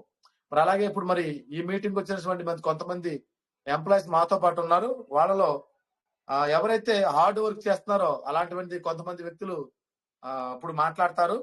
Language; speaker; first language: Telugu; native; Telugu